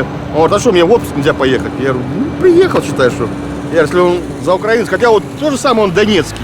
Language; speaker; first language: Russian; native; Russian